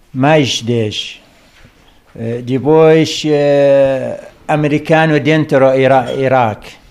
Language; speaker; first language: Portuguese; non-native, learner; Arabic